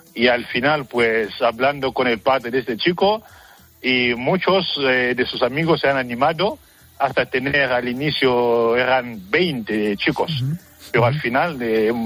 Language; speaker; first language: Spanish; non-native, fluent; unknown